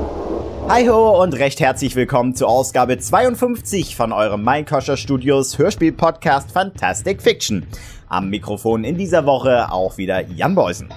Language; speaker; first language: German; native; German